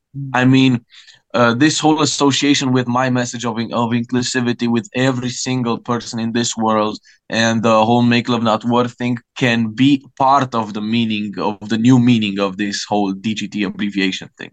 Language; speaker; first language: English; non-native, fluent; Romanian